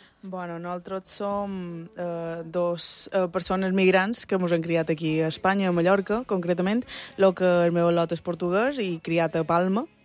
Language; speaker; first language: Catalan; early bilingual, other home language; Spanish